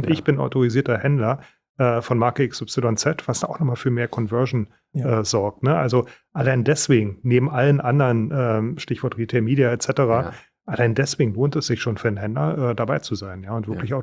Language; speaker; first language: German; native; German